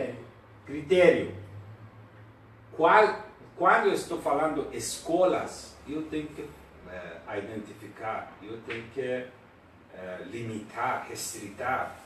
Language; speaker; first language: Portuguese; non-native, learner; Persian